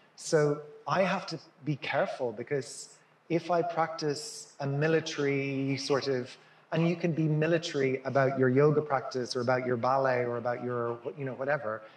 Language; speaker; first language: English; native; English